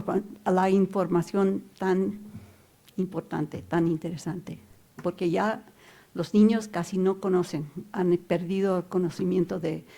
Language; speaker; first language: Spanish; non-native, local second language; English